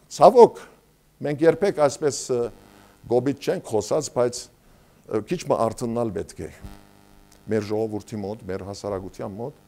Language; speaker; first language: Armenian; early bilingual, heritage; Armenian